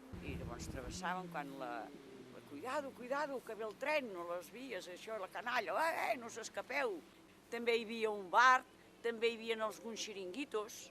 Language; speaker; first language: Catalan; native; Catalan